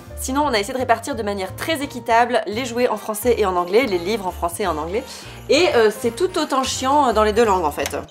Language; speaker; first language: French; native; French